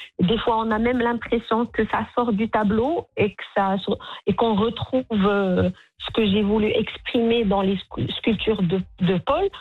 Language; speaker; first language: French; non-native, local second language; Arabic